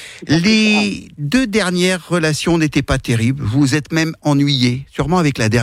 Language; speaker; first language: French; native; French